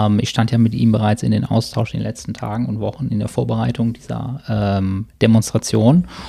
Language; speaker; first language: German; native; German